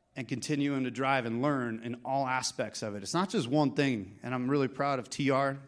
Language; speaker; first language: English; native; English